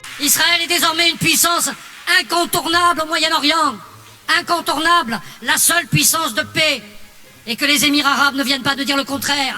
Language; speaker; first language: French; native; French